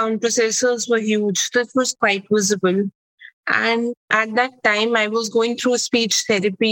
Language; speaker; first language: English; non-native, local second language; Hindi